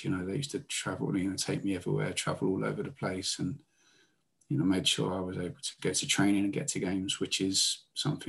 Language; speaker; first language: English; native; English